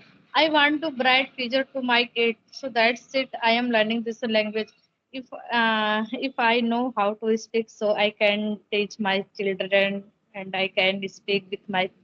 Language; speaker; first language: English; non-native, local second language; Hindi